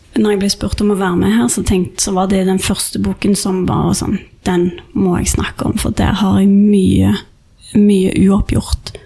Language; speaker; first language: Norwegian; native; Norwegian